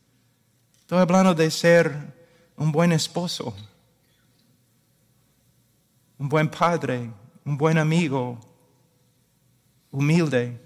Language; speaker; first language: Spanish; non-native, fluent; English